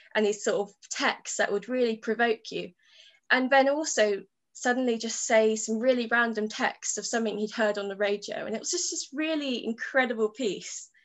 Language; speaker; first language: English; native; English